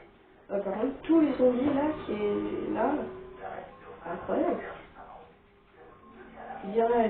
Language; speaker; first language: French; native; French